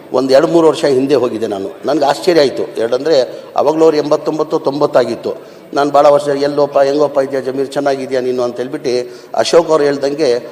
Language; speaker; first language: Kannada; non-native, local second language; Urdu